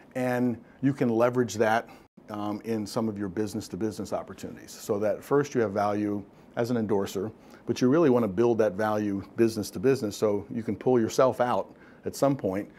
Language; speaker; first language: English; native; English